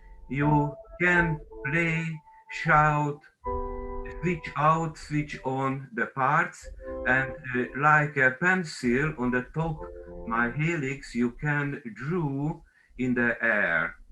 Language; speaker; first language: English; non-native, learner; Hungarian